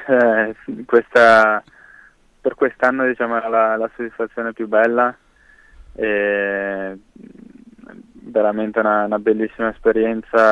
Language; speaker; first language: Italian; native; Italian